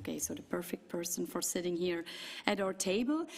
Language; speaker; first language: English; non-native, fluent; Dutch